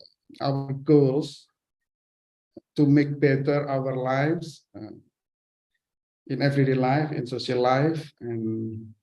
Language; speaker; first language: English; non-native, fluent; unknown